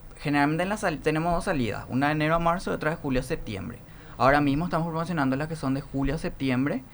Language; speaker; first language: Spanish; native; Spanish